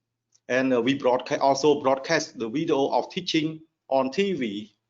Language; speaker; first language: English; non-native, learner; Khmer